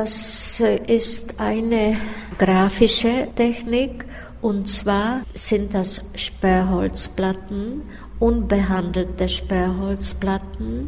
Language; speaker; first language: German; non-native, fluent; Czech